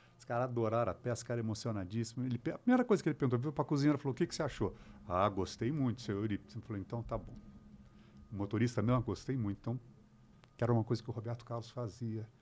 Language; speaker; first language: Portuguese; native; Portuguese